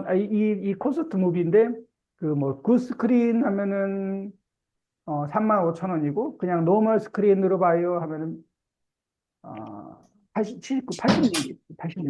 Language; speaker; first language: Korean; native; Korean